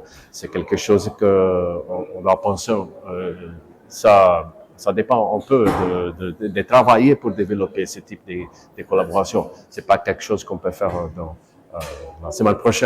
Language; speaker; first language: French; non-native, learner; Portuguese